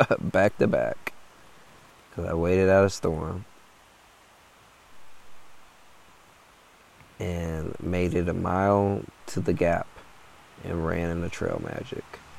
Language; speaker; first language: English; native; English